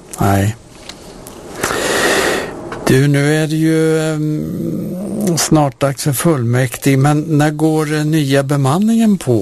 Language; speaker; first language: Swedish; native; Swedish